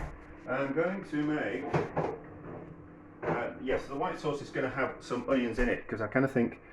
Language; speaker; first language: English; native; English